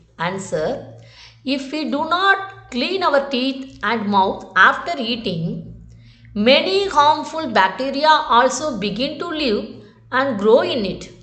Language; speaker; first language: English; non-native, local second language; Tamil